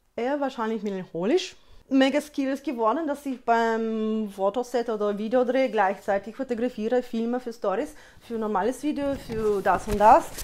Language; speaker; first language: German; non-native, fluent; Russian